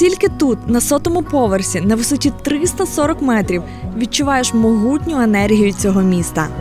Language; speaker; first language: Ukrainian; native; Ukrainian